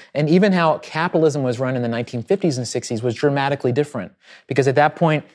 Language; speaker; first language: English; native; English